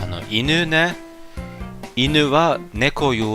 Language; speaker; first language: Japanese; non-native, learner; German